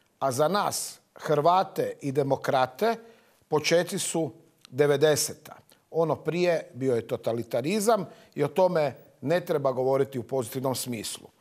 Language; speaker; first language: Croatian; native; Croatian